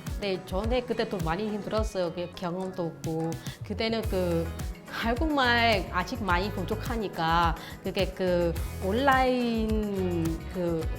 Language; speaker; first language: Korean; non-native, learner; Vietnamese